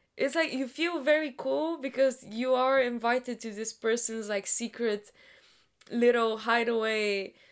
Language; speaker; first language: English; non-native, fluent; Bulgarian